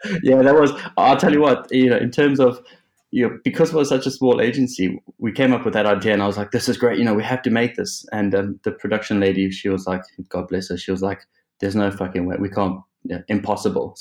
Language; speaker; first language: English; native; English